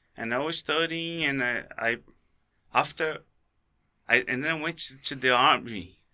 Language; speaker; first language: English; non-native, fluent; Portuguese